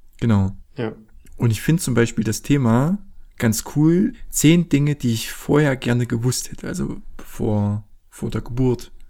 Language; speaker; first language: German; native; German